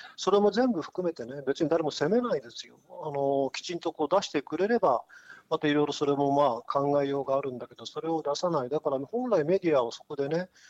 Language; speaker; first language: Japanese; native; Japanese